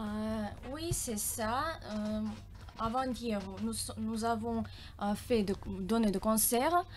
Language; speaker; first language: French; non-native, learner; Russian